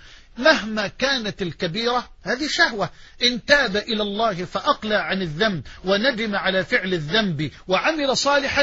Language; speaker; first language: Arabic; native; Arabic